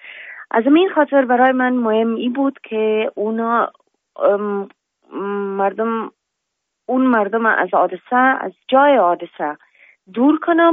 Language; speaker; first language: Persian; non-native, local second language; Pashto